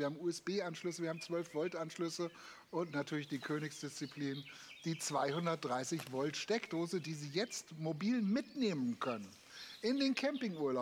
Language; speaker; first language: German; native; German